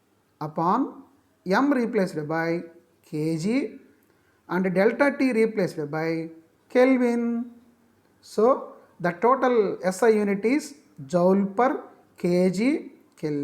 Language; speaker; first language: English; non-native, local second language; Telugu